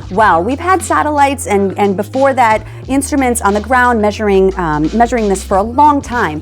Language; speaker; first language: English; native; English